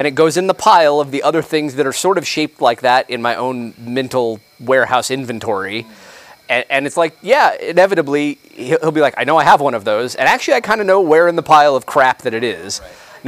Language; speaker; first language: English; native; English